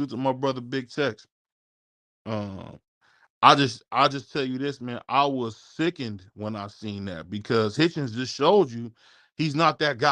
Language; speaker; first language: English; native; English